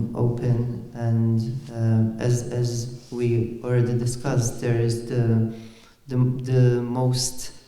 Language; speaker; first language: English; non-native, local second language; Maltese